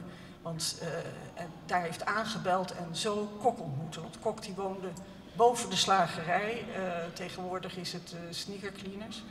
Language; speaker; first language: Dutch; native; Dutch